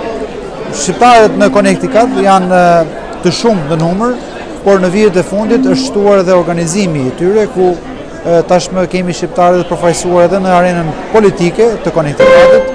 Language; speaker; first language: Albanian; native; Albanian